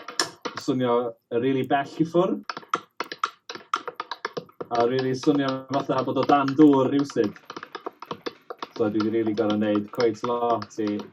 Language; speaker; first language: Welsh; native; Welsh